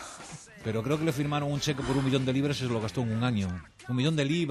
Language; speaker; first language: Spanish; native; Spanish